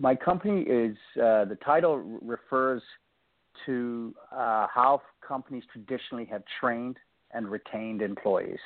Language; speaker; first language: English; native; English